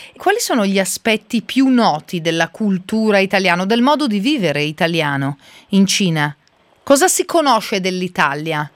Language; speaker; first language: Italian; native; Italian